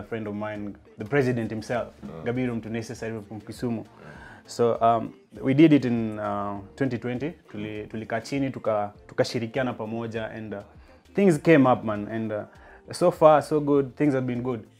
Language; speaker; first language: English; non-native, local second language; Luo (Kenya and Tanzania)